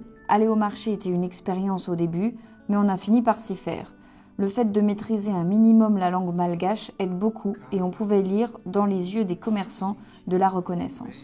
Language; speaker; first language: French; native; French